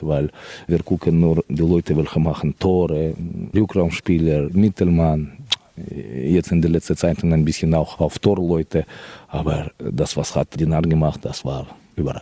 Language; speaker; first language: German; non-native, fluent; Russian